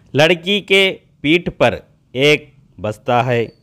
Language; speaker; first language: Hindi; non-native, local second language; Telugu